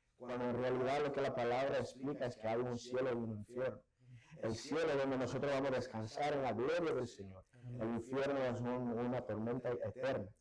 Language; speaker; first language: Spanish; early bilingual, heritage; Spanish